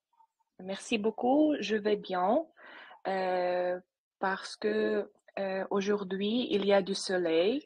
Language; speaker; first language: French; non-native, learner; Ukrainian